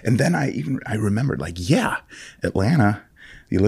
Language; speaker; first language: English; non-native, fluent; German